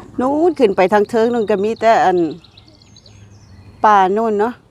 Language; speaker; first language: Thai; non-native, local second language; Lao